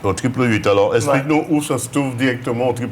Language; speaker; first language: French; native; French